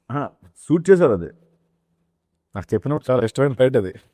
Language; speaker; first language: Telugu; native; Telugu